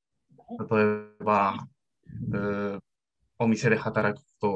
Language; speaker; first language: Japanese; non-native, learner; Spanish